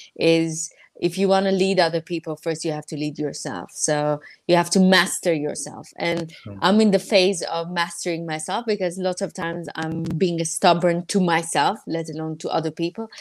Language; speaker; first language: English; non-native, fluent; Persian